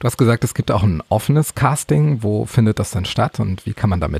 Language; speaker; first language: German; native; German